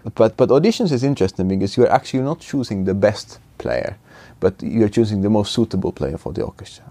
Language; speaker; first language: English; non-native, fluent; Finnish